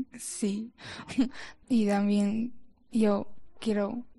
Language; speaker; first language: Spanish; non-native, learner; Ukrainian